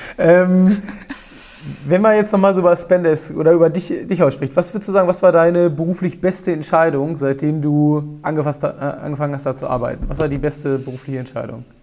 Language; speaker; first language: German; native; German